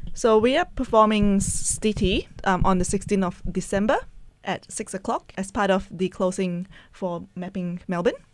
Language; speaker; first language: English; non-native, local second language; Chinese